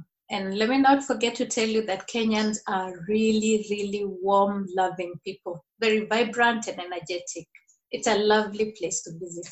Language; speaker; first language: English; non-native, local second language; Kikuyu